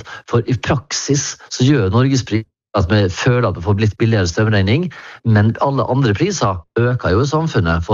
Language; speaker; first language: Norwegian; native; Norwegian